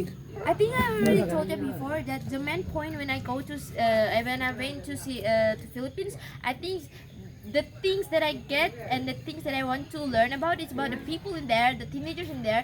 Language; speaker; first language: English; non-native, learner; Indonesian